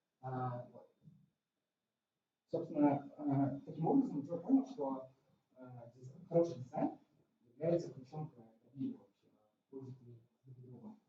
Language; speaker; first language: Russian; native; Russian